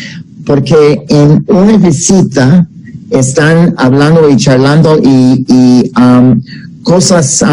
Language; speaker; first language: Spanish; non-native, fluent; English